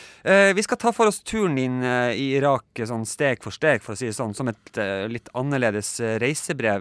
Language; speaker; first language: Norwegian; native; Norwegian